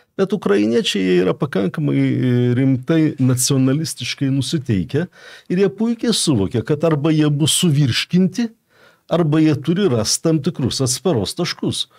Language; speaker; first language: Lithuanian; native; Lithuanian